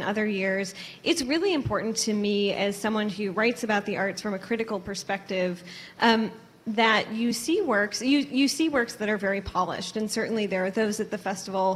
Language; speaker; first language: English; native; English